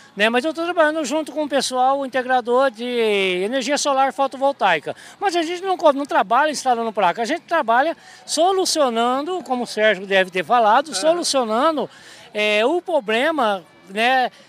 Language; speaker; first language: Portuguese; native; Portuguese